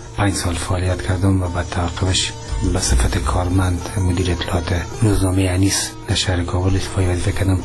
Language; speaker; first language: Persian; native; Persian